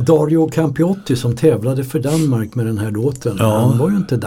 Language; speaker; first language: Swedish; native; Swedish